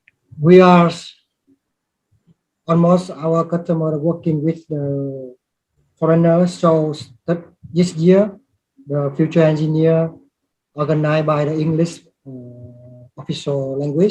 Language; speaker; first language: English; non-native, learner; Vietnamese